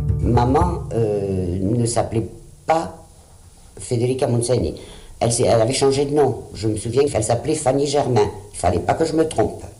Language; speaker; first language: French; early bilingual, other home language; Spanish